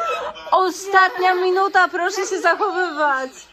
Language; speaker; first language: Polish; native; Polish